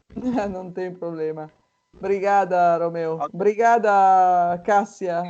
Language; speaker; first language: Portuguese; non-native, fluent; Italian